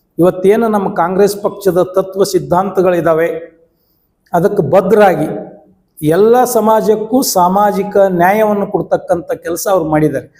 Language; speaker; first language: Kannada; native; Kannada